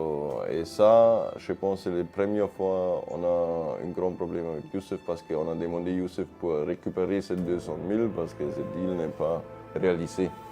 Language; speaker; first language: French; non-native, fluent; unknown